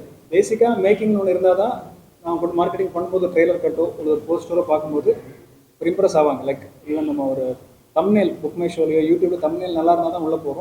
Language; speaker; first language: Tamil; native; Tamil